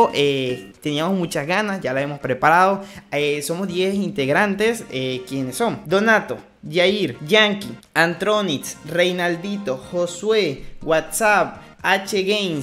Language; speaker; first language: Spanish; native; Spanish